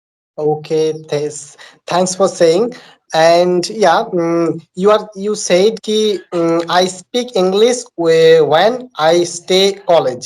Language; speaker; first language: English; non-native, learner; Bangla